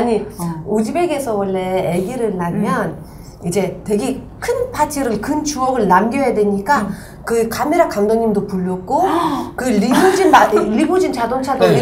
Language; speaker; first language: Korean; non-native, local second language; Uzbek